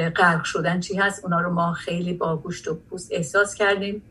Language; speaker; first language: Persian; non-native, local second language; Azerbaijani